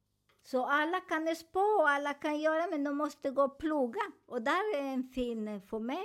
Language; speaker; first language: Swedish; non-native, learner; Spanish